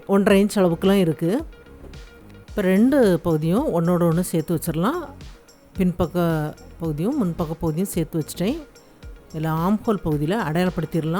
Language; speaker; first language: Tamil; native; Tamil